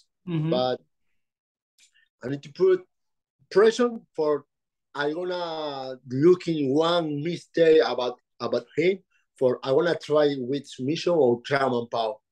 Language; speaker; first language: English; non-native, learner; Spanish